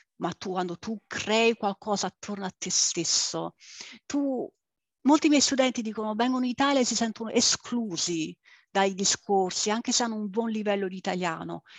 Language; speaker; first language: Italian; early bilingual, other home language; English